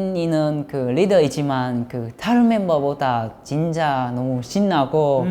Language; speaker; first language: Korean; non-native, learner; Vietnamese